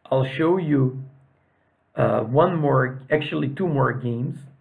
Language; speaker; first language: English; non-native, fluent; Serbian